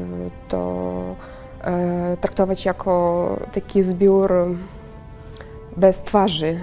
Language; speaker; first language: Polish; non-native, fluent; Russian